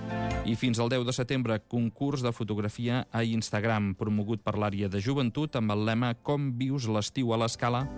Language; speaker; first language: Catalan; native; Catalan